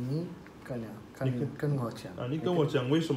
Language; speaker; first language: Chinese; non-native, learner; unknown